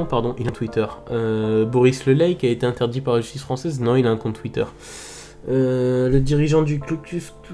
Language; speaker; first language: French; native; French